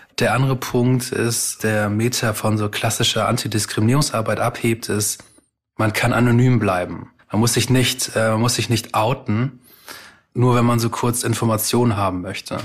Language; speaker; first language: German; early bilingual, other home language; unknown